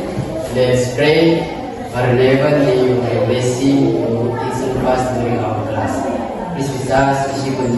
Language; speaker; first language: English; non-native, learner; Indonesian